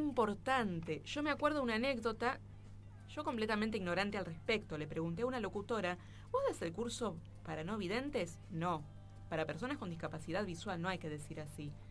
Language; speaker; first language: Spanish; native; Spanish